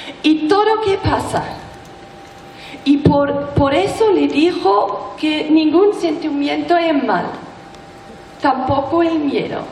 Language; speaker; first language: Spanish; non-native, learner; German